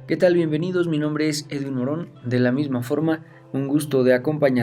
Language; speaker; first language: Spanish; native; Spanish